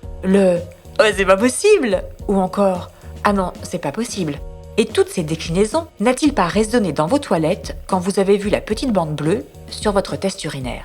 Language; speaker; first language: French; native; French